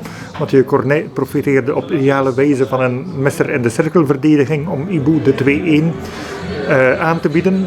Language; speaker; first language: Dutch; native; Dutch